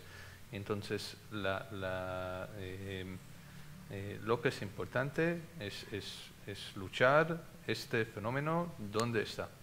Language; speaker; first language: Spanish; non-native, fluent; Hebrew